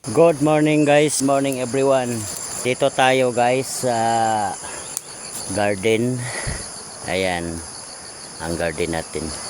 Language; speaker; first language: Filipino; non-native, local second language; Cebuano